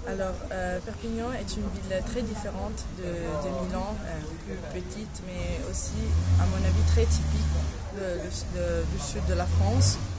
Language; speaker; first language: French; non-native, learner; Italian